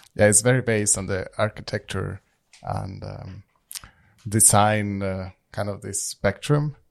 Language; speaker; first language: English; non-native, fluent; Spanish